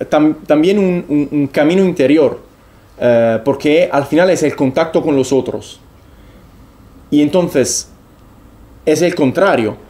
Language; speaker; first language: Spanish; non-native, fluent; Italian